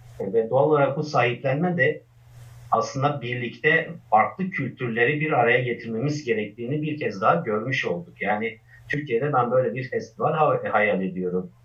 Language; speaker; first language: Turkish; non-native, local second language; Kurdish